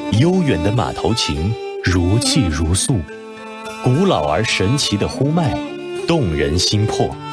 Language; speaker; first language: Chinese; native; Chinese